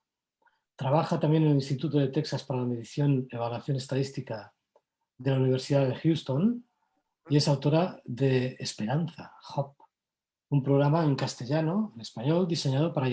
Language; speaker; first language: Spanish; non-native, local second language; Catalan